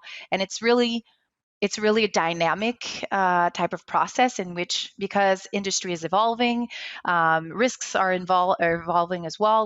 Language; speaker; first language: English; non-native, local second language; French